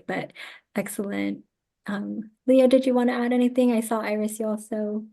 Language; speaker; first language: English; native; English